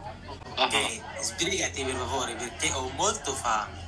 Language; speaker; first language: Italian; non-native, learner; Arabic